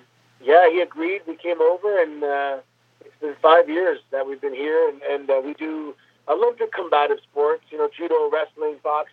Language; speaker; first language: English; native; English